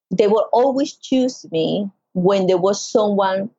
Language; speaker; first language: English; non-native, learner; Spanish